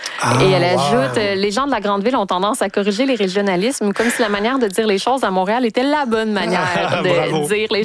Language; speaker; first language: French; native; French